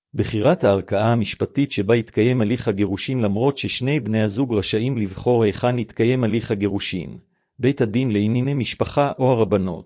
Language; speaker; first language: Hebrew; native; Hebrew